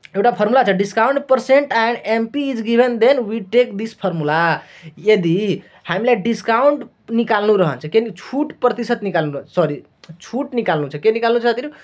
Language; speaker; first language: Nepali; non-native, local second language; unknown